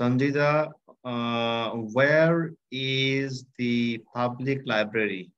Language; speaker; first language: English; non-native, fluent; Bangla